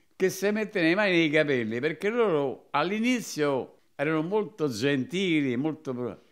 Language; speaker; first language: Italian; native; Italian